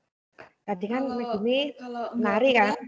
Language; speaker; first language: Indonesian; native; Indonesian